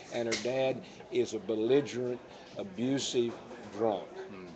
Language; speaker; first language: English; native; English